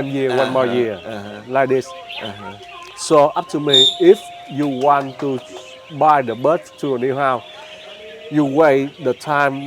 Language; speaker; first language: English; non-native, learner; Vietnamese